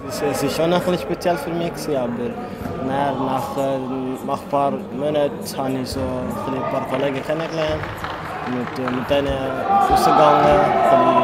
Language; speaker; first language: German; non-native, learner; Tigrinya